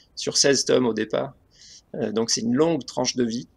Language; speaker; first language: French; native; French